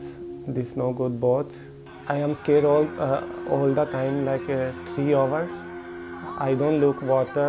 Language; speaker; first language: English; non-native, learner; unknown